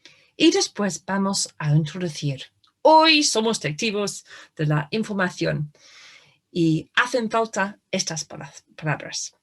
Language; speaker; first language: Spanish; non-native, fluent; English